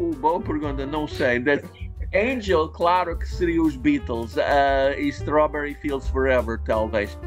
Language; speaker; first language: Portuguese; non-native, fluent; English